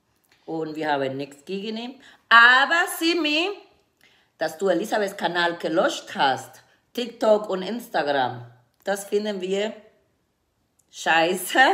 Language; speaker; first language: German; non-native, fluent; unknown